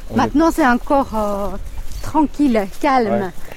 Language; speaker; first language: French; non-native, fluent; Finnish